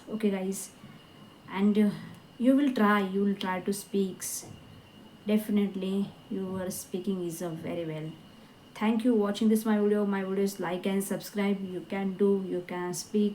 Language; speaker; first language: English; non-native, learner; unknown